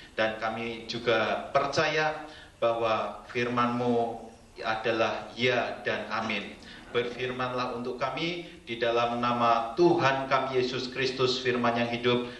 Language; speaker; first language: Indonesian; native; Indonesian